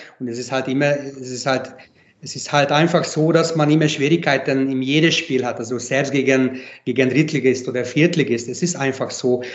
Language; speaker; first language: German; non-native, fluent; Hungarian